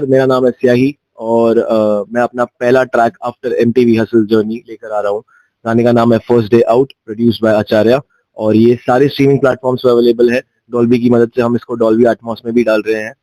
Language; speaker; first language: Hindi; non-native, local second language; Gujarati